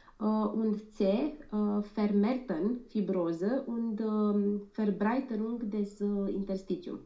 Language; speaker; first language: German; non-native, learner; Romanian